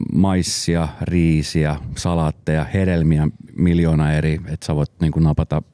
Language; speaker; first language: Finnish; early bilingual, other home language; Spanish